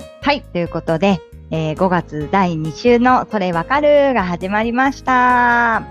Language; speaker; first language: Japanese; native; Japanese